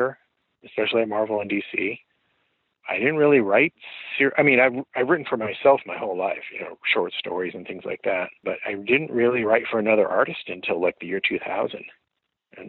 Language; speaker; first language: English; native; English